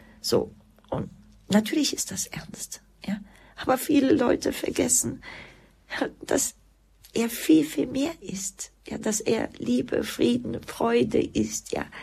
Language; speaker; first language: German; early bilingual, other home language; Croatian